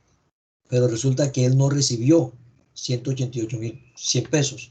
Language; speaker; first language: Spanish; native; Spanish